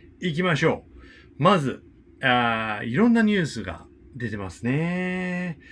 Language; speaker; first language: Japanese; non-native, fluent; English